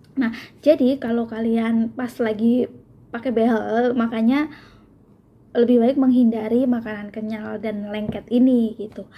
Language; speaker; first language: Indonesian; native; Indonesian